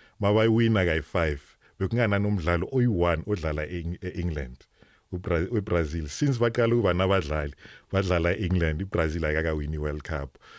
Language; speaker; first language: Zulu; non-native, local second language; Northern Sotho